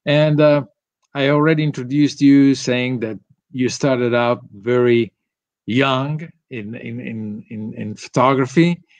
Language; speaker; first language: English; non-native, fluent; Italian